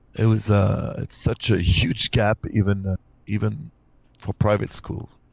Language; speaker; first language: English; non-native, fluent; French